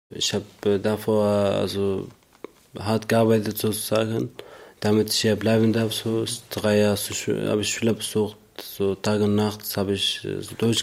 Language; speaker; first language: German; non-native, learner; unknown